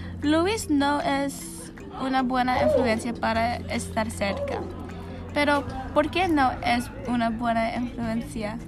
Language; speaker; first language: Spanish; non-native, learner; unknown